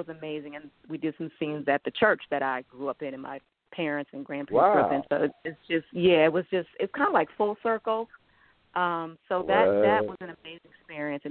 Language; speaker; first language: English; native; English